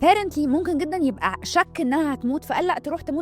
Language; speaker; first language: Arabic; native; Arabic